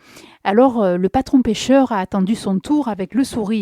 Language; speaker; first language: French; native; French